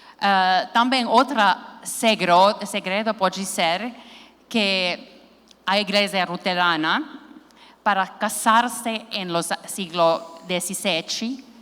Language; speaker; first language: Portuguese; non-native, learner; Finnish